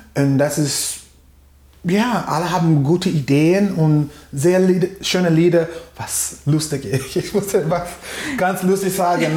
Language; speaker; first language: German; non-native, fluent; English